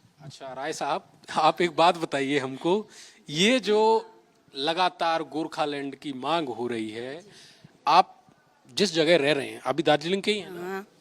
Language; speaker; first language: Hindi; native; Hindi